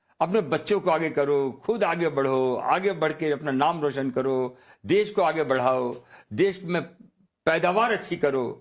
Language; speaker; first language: Hindi; native; Hindi